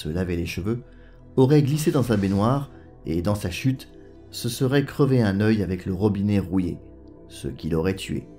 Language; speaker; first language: French; native; French